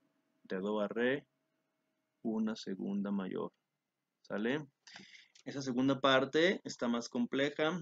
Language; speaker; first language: Spanish; native; Spanish